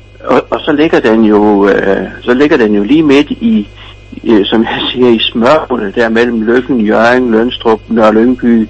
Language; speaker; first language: Danish; native; Danish